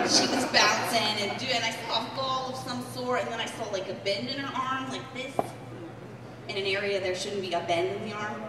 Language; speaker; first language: English; native; English